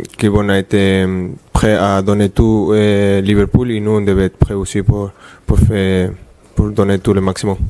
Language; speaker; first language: French; non-native, fluent; Spanish